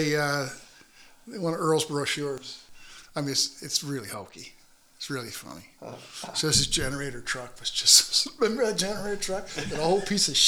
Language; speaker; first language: English; native; English